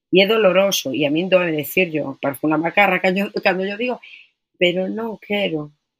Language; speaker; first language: Galician; non-native, local second language; Spanish